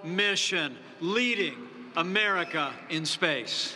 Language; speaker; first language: English; native; English